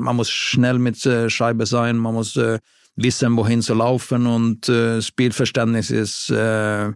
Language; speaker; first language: German; non-native, fluent; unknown